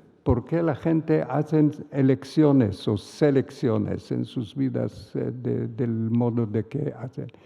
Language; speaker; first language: Spanish; non-native, fluent; Hebrew